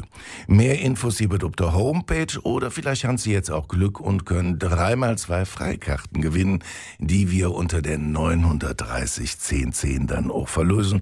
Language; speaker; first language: German; native; German